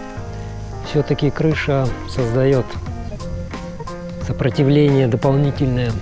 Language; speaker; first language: Russian; native; Russian